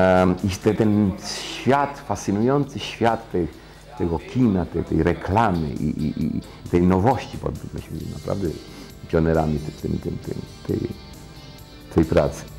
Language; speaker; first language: Polish; early bilingual, heritage; Polish